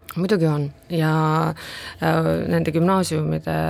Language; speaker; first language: Estonian; non-native, local second language; Russian